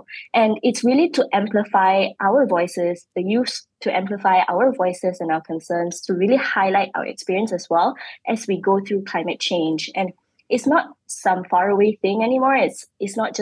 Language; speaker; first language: English; non-native, local second language; Malay